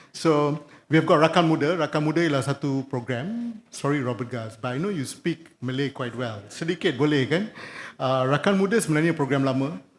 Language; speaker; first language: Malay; non-native, local second language; Tamil